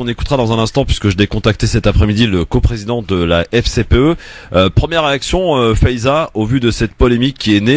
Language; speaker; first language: French; native; French